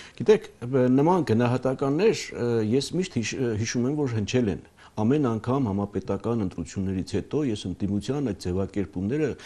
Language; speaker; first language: Armenian; native; Armenian